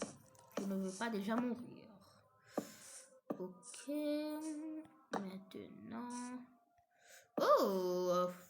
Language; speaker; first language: French; non-native, fluent; English